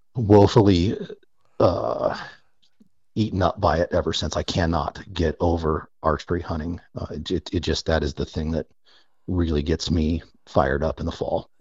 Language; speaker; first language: English; native; English